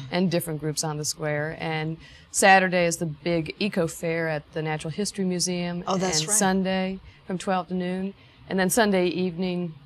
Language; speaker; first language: English; native; English